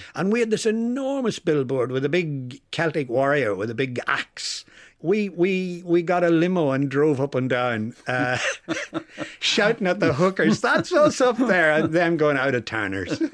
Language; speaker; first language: English; native; English